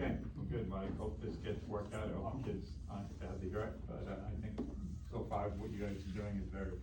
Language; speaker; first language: English; native; English